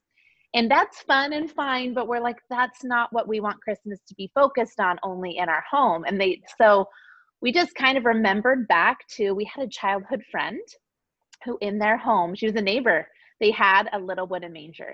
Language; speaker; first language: English; native; English